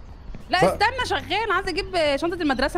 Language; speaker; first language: Arabic; native; Arabic